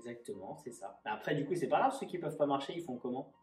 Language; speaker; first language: French; native; French